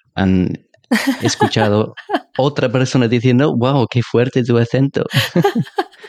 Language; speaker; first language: Spanish; non-native, fluent; English